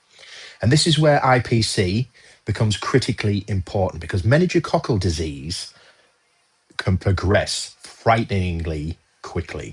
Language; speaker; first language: English; native; English